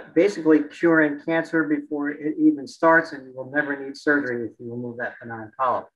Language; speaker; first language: English; native; English